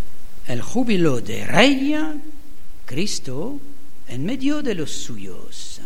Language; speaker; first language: Spanish; non-native, learner; German